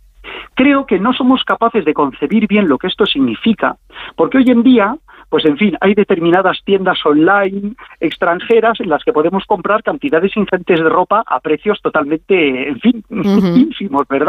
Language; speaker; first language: Spanish; native; Spanish